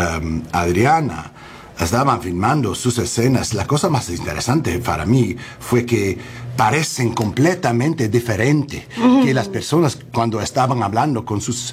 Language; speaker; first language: Spanish; non-native, learner; English